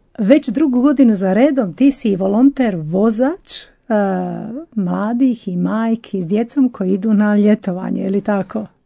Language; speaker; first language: Croatian; native; Croatian